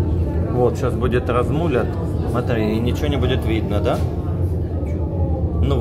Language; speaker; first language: Russian; native; Russian